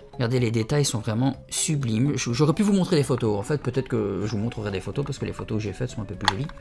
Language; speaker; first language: French; native; French